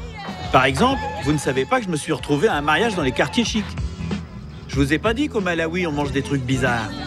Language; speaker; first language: French; native; French